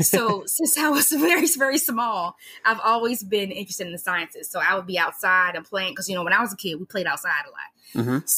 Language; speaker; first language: English; native; English